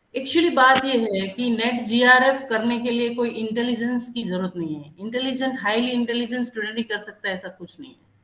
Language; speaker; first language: Hindi; non-native, local second language; Gujarati